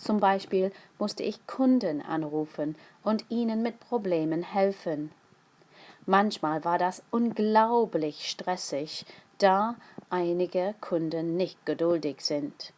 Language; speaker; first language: German; non-native, fluent; English